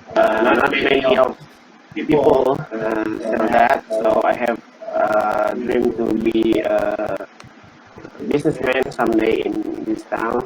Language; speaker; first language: English; non-native, learner; Indonesian